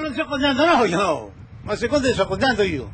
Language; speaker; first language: Italian; native; Italian